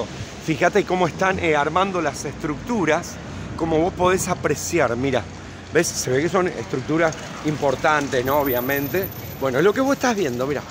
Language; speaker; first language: Spanish; native; Spanish